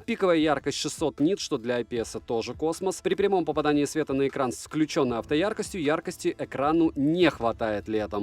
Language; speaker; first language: Russian; native; Russian